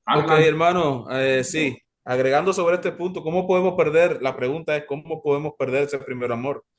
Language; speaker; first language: Spanish; native; Spanish